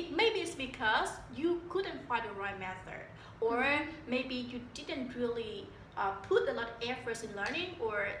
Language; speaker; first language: English; non-native, fluent; Vietnamese